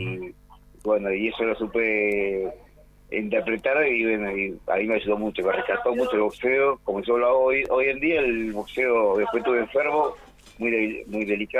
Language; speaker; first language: Spanish; native; Spanish